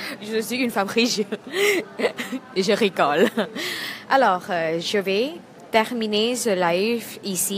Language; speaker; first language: French; non-native, learner; Thai